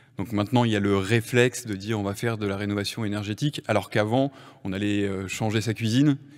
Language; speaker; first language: French; native; French